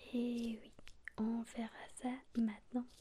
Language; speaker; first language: French; non-native, learner; Spanish